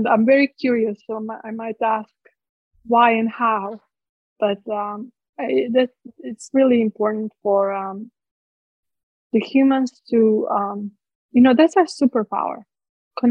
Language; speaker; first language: English; non-native, fluent; Croatian